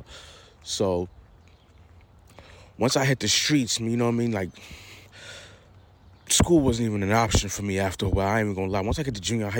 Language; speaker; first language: English; native; English